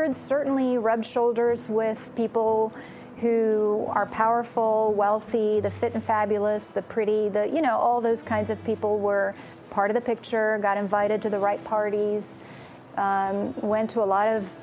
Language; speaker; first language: English; non-native, fluent; Romanian